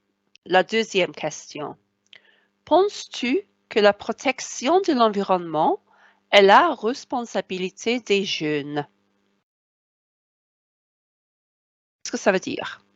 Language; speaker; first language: French; non-native, fluent; Welsh